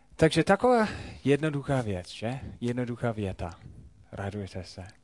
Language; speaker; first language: Czech; non-native, fluent; English